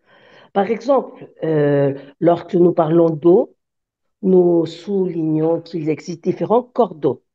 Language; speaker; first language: French; non-native, fluent; Spanish